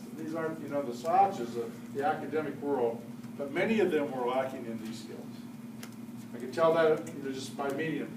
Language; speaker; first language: English; native; English